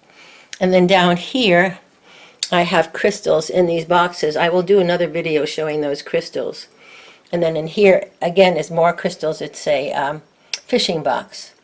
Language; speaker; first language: English; native; English